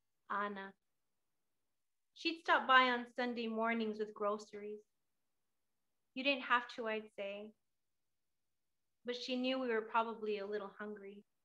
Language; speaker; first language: English; early bilingual, other home language; Spanish